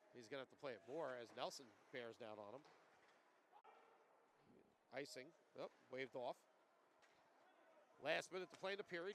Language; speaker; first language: English; native; English